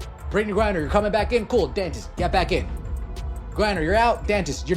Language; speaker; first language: English; native; English